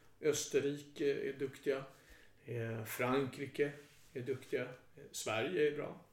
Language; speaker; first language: Swedish; native; Swedish